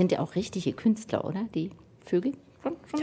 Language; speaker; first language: German; native; German